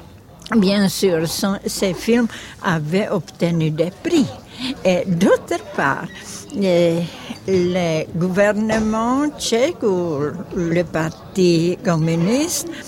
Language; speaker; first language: French; non-native, fluent; Czech